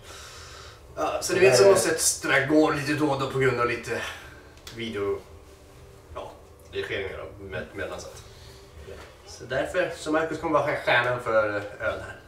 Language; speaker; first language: Swedish; native; Swedish